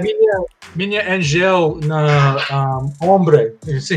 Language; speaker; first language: Portuguese; non-native, learner; English